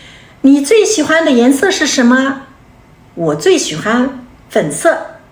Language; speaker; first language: Chinese; non-native, fluent; Kazakh